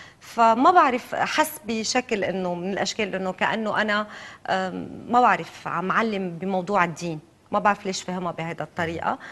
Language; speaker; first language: Arabic; native; Arabic